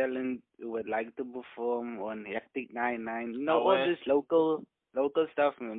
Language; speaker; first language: English; non-native, local second language; Afrikaans